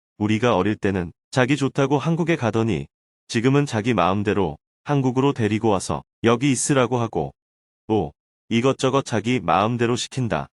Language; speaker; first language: Korean; native; Korean